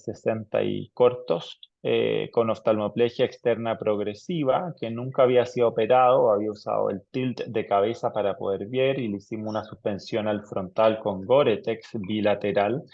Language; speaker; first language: Spanish; native; Spanish